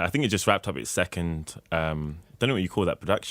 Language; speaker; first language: English; native; English